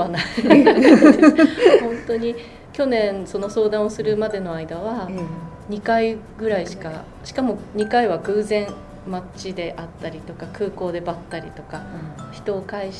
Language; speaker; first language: Japanese; native; Japanese